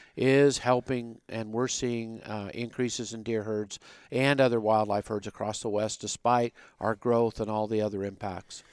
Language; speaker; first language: English; native; English